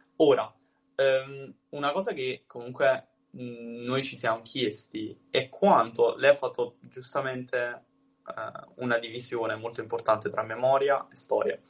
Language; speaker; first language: Italian; native; Italian